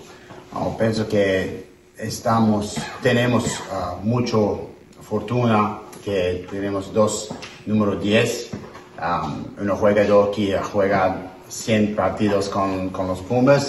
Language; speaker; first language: Spanish; non-native, learner; English